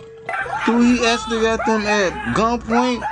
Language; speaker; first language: English; native; English